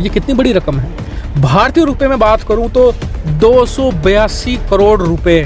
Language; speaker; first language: Hindi; native; Hindi